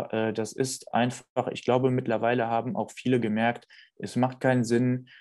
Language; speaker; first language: German; native; German